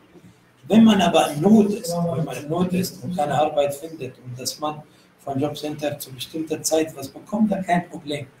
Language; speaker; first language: German; non-native, fluent; Arabic